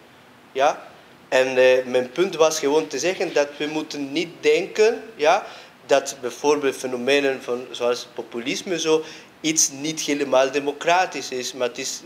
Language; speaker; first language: Dutch; non-native, fluent; Spanish